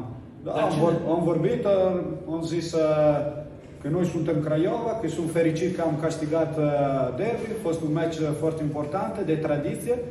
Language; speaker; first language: Romanian; non-native, learner; Italian